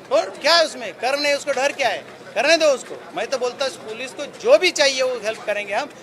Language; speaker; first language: Hindi; non-native, local second language; Marathi